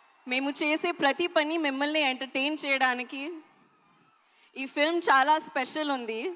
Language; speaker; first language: Telugu; non-native, learner; Hindi